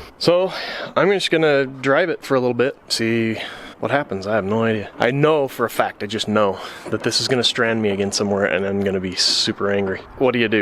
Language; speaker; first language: English; native; English